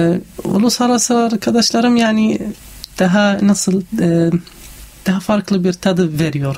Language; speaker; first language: Turkish; non-native, learner; Arabic